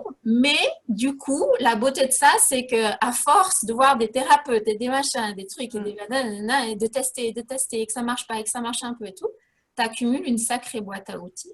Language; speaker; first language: French; native; French